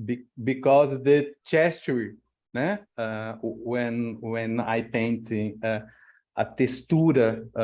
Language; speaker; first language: English; non-native, learner; Portuguese